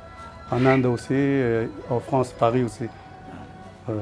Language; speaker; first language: French; non-native, learner; Tibetan